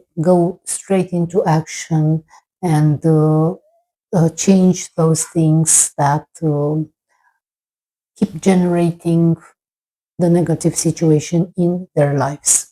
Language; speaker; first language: English; non-native, fluent; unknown